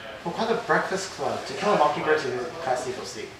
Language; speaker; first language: French; non-native, learner; English